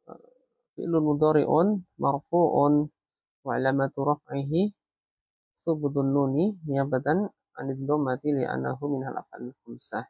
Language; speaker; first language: Arabic; non-native, fluent; Indonesian